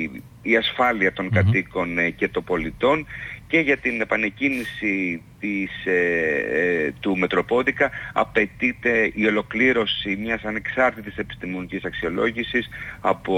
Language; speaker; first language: Greek; native; Greek